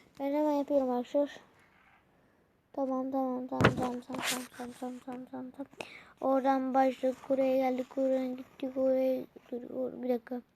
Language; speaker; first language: Turkish; native; Turkish